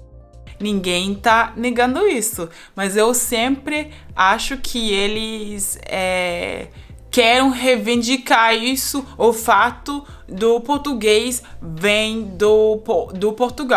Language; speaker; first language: Portuguese; non-native, fluent; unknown